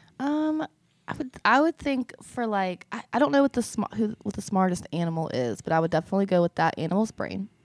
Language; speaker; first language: English; native; English